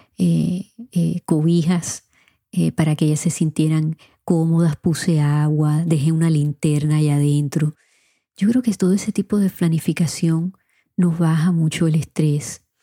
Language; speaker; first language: Spanish; native; Spanish